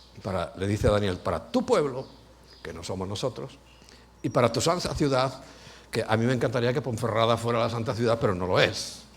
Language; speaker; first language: Spanish; native; Spanish